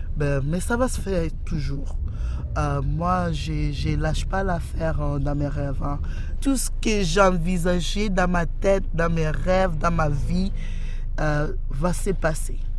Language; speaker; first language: French; non-native, fluent; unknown